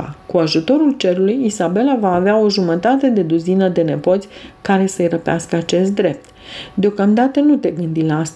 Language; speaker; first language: Romanian; native; Romanian